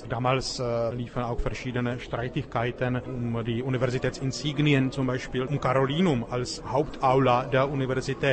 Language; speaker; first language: German; non-native, fluent; Czech